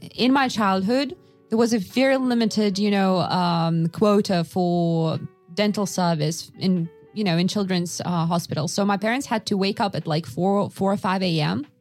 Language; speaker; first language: English; non-native, fluent; Russian